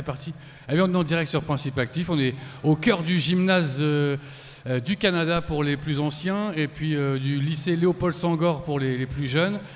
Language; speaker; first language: French; native; French